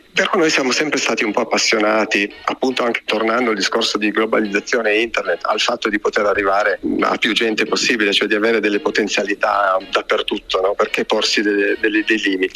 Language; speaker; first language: Italian; native; Italian